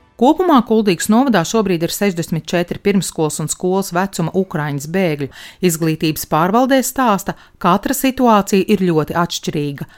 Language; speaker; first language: Latvian; native; Latvian